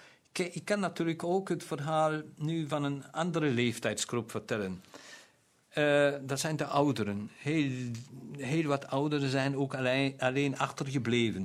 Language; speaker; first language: Dutch; non-native, local second language; German